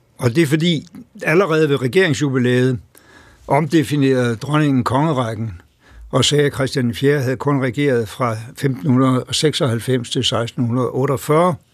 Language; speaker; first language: Danish; native; Danish